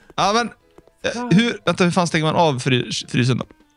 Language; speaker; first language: Swedish; native; Swedish